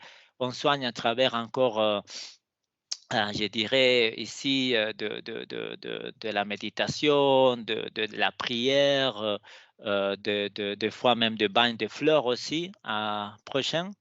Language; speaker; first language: French; non-native, fluent; Spanish